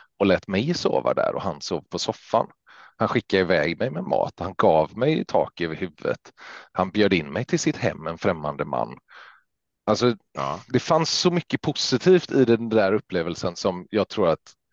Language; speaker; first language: Swedish; native; Swedish